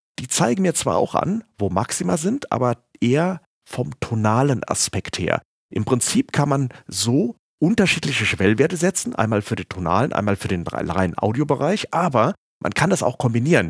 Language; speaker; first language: German; native; German